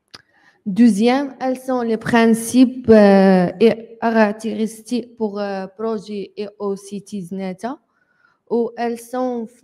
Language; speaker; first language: French; non-native, local second language; Arabic